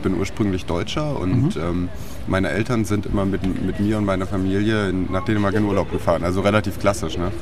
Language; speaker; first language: German; native; German